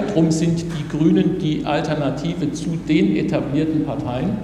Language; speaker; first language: German; native; German